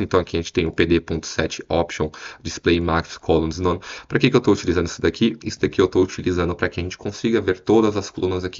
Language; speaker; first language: Portuguese; native; Portuguese